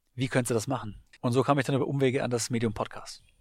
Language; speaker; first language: German; native; German